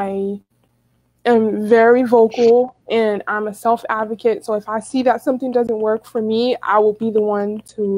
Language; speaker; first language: English; native; English